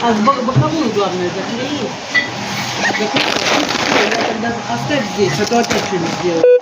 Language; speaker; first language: Russian; native; Russian